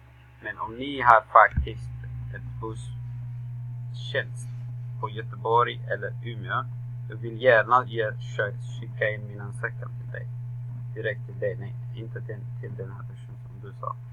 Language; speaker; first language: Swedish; non-native, learner; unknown